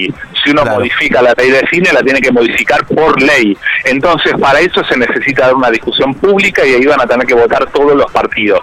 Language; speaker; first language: Spanish; native; Spanish